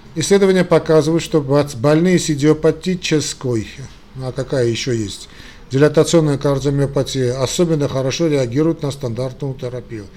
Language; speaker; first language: Russian; non-native, local second language; Armenian